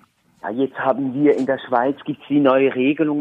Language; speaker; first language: German; native; German